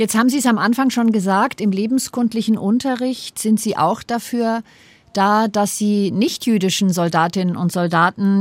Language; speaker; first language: German; native; German